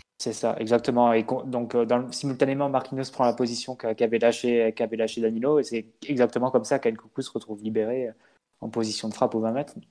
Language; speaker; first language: French; native; French